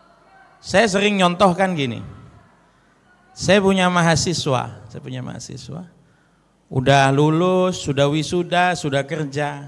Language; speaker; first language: Indonesian; native; Indonesian